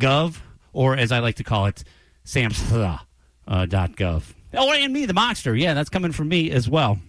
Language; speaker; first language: English; native; English